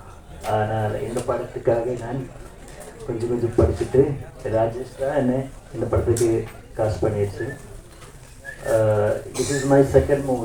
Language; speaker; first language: Tamil; non-native, learner; Malayalam